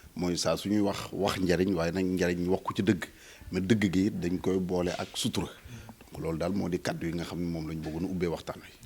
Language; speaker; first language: Wolof; native; Wolof